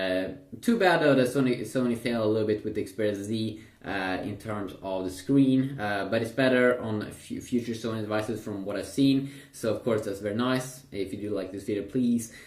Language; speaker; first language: English; non-native, fluent; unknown